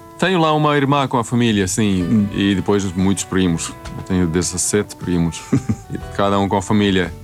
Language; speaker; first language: Portuguese; non-native, fluent; Swedish